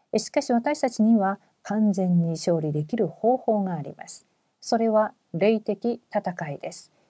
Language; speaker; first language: Japanese; non-native, fluent; Korean